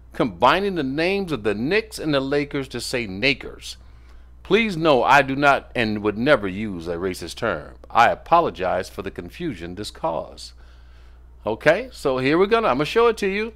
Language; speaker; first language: English; native; English